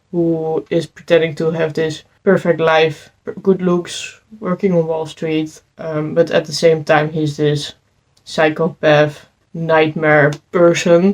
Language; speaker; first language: English; non-native, fluent; Dutch